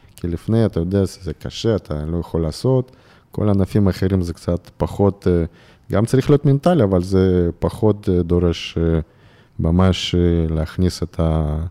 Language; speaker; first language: Hebrew; non-native, fluent; Russian